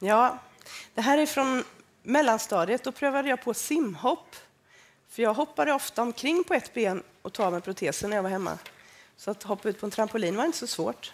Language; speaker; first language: Swedish; native; Swedish